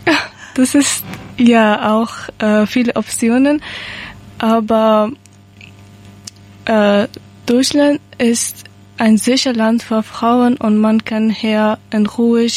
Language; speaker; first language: German; non-native, learner; Persian